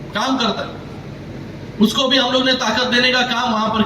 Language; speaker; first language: Hindi; non-native, local second language; Marathi